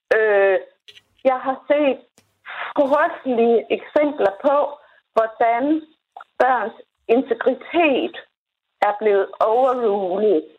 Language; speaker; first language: Danish; native; Danish